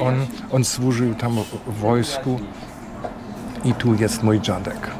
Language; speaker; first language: Polish; non-native, fluent; German